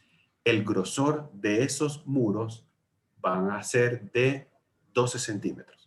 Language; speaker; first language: Spanish; native; Spanish